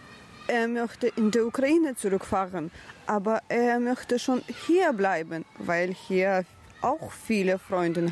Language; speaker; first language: German; non-native, learner; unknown